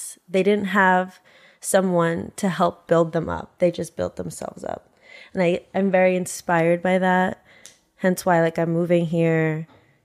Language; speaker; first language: English; native; English